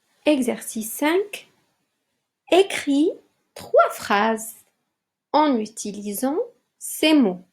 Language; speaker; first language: French; non-native, local second language; Arabic